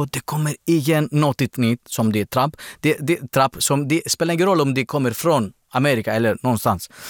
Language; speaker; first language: Swedish; non-native, learner; Greek